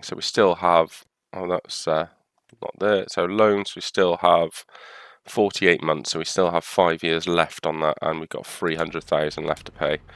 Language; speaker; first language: English; native; English